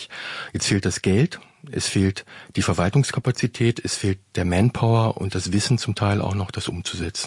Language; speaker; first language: German; native; German